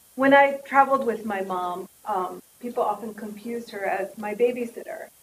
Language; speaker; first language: English; native; English